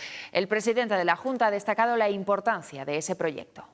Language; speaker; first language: Spanish; native; Spanish